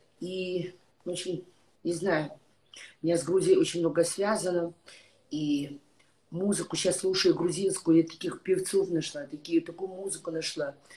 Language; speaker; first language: Russian; native; Russian